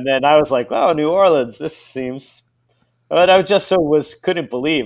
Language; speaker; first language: English; native; English